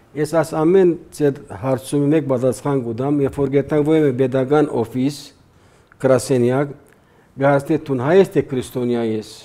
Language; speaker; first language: Armenian; early bilingual, heritage; Armenian